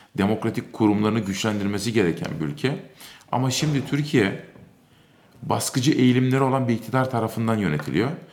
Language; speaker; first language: Turkish; native; Turkish